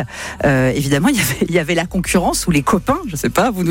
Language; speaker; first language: French; native; French